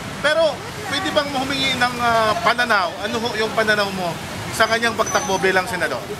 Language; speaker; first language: Filipino; native; Filipino